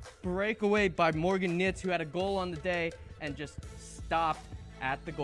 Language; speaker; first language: English; native; English